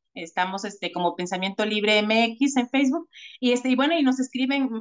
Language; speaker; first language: Spanish; native; Spanish